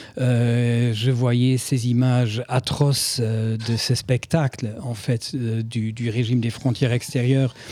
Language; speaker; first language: French; non-native, fluent; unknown